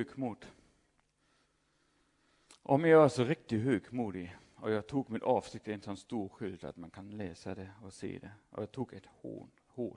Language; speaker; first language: Swedish; non-native, fluent; German